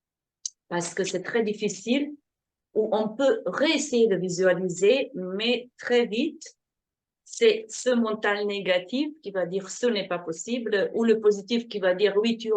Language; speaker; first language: French; non-native, fluent; Slovenian